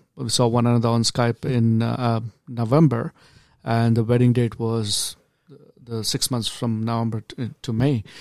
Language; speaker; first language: English; non-native, local second language; Kannada